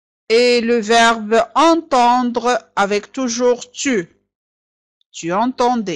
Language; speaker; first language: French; non-native, fluent; Arabic